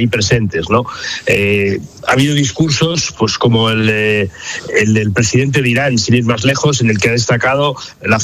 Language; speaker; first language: Spanish; native; Spanish